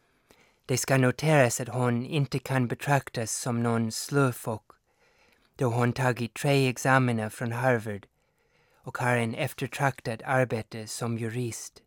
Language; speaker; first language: Swedish; non-native, fluent; English